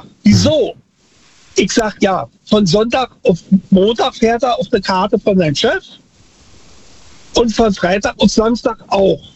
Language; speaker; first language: German; native; German